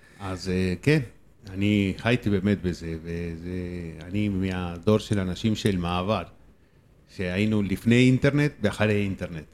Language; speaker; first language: Hebrew; non-native, fluent; Spanish